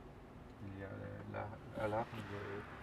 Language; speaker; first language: French; non-native, learner; Polish